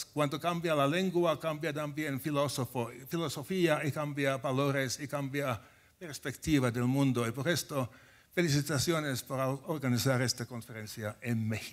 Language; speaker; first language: Spanish; non-native, fluent; Finnish